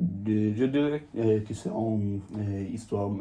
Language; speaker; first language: French; non-native, learner; Swedish